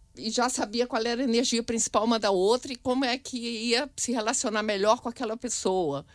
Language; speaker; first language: Portuguese; native; Portuguese